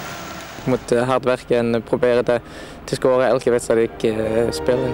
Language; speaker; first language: Dutch; non-native, learner; Norwegian